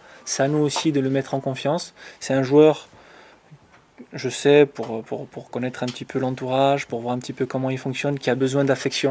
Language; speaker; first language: French; native; French